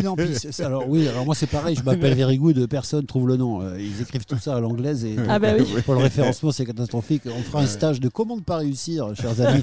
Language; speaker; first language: French; native; French